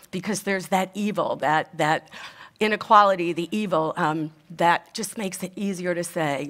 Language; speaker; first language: English; native; English